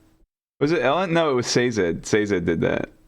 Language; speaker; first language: English; native; English